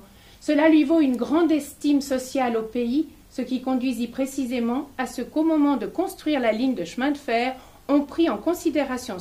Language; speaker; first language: French; native; French